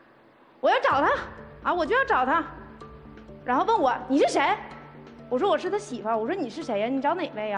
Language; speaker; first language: Chinese; native; Chinese